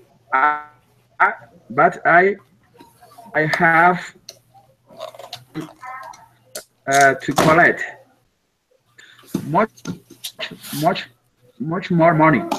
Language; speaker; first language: English; non-native, learner; Spanish